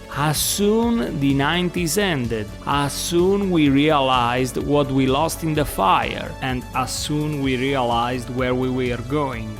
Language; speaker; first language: English; non-native, fluent; Italian